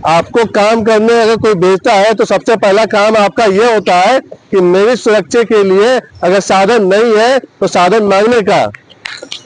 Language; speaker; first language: Hindi; non-native, local second language; Bangla